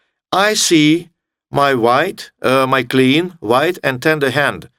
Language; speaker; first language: English; non-native, fluent; Russian